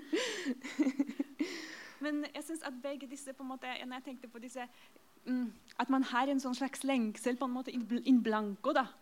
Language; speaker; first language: Norwegian; non-native, fluent; Polish